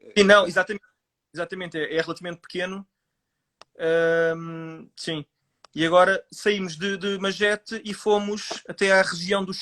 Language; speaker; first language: Portuguese; native; Portuguese